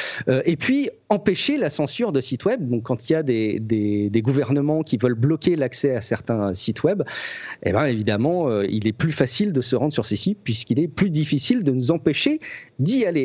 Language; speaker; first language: French; native; French